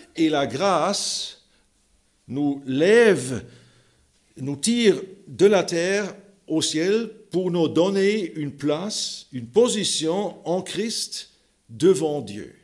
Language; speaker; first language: French; non-native, fluent; German